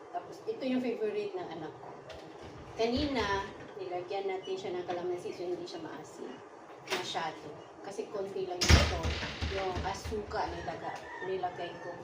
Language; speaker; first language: Filipino; non-native, local second language; Cebuano